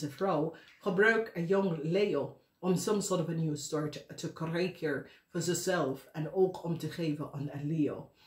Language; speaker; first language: Dutch; non-native, learner; English